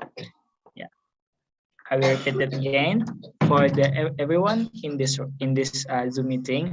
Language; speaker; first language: English; non-native, fluent; Indonesian